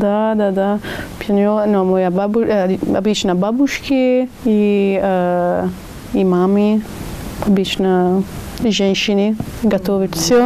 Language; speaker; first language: Russian; non-native, learner; Italian